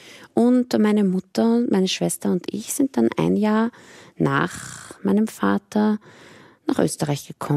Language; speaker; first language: German; early bilingual, other home language; Persian